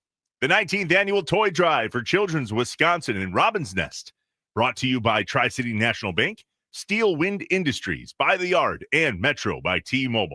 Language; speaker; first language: English; native; English